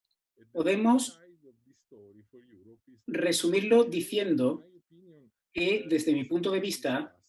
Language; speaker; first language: Spanish; non-native, fluent; Turkish